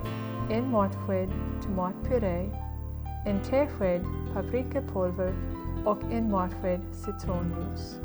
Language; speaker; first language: Swedish; non-native, fluent; English